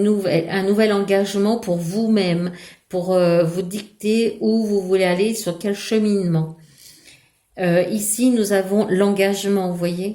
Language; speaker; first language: French; native; French